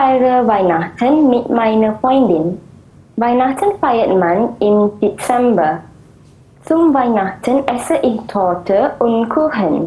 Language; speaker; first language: German; non-native, learner; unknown